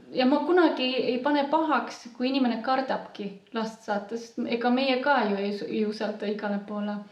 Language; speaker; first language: Estonian; non-native, local second language; Romany